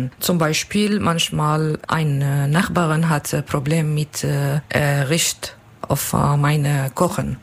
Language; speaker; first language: German; non-native, learner; Kurdish